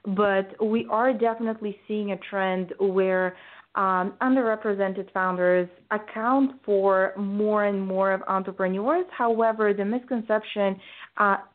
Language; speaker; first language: English; non-native, fluent; Bulgarian